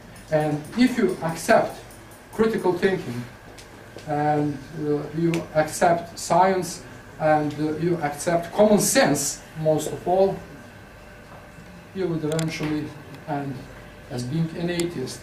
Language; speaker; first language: English; non-native, fluent; Serbian